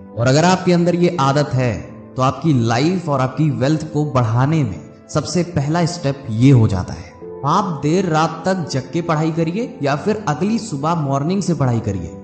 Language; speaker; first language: Hindi; native; Hindi